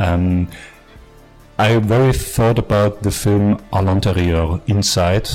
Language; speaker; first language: English; non-native, fluent; German